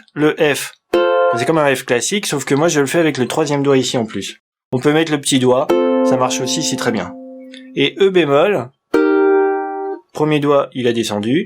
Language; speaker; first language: French; native; French